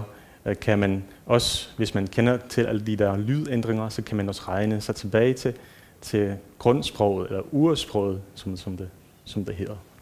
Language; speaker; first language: Danish; non-native, fluent; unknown